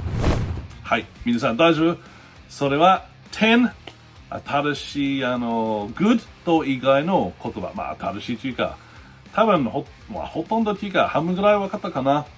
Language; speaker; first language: Japanese; non-native, learner; English